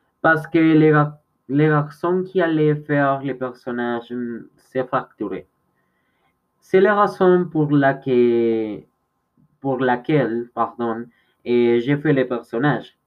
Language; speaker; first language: French; non-native, learner; Spanish